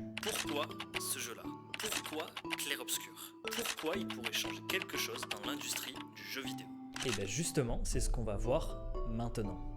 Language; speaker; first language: French; native; French